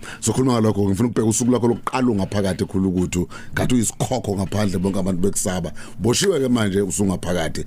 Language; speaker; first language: Zulu; native; Zulu